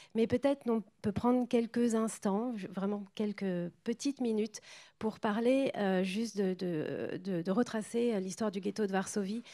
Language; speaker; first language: French; native; French